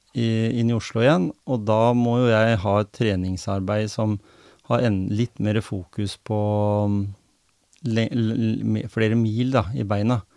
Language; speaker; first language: Norwegian; native; Norwegian